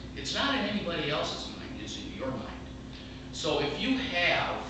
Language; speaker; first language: English; native; English